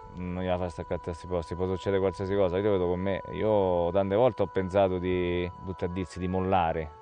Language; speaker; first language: Italian; native; Italian